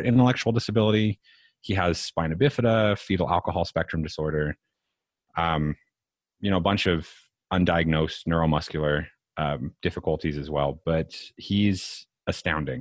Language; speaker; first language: English; native; English